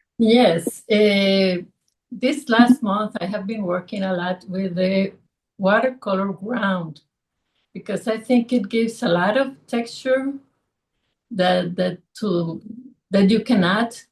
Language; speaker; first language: English; non-native, fluent; Spanish